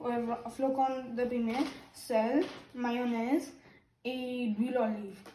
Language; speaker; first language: French; non-native, learner; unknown